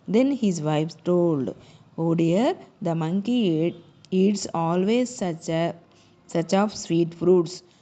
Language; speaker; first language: English; non-native, local second language; Telugu